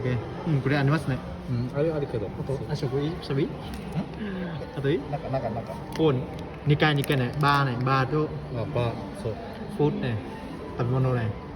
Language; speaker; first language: Japanese; non-native, learner; Hmong